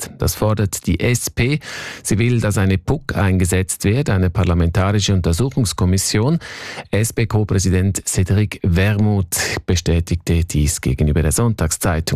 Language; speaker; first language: German; native; German